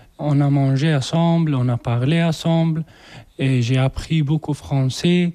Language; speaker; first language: French; non-native, learner; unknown